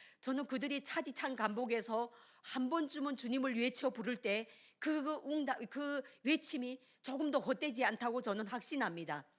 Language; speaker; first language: Korean; native; Korean